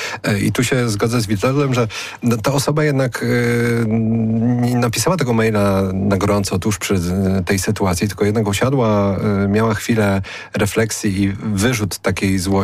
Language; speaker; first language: Polish; native; Polish